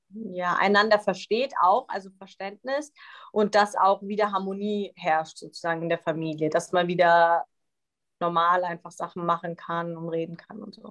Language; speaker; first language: German; non-native, learner; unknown